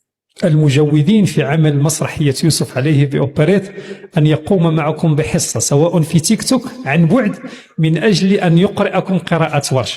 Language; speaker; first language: Arabic; native; Arabic